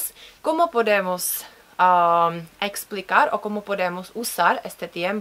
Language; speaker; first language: Spanish; non-native, fluent; Czech